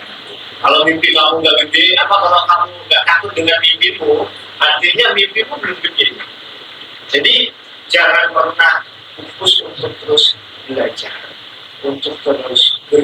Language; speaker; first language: Indonesian; native; Indonesian